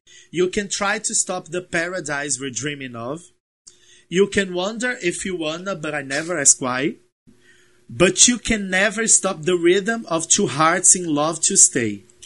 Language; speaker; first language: English; non-native, fluent; Portuguese